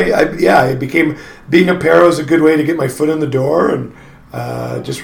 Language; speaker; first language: English; native; English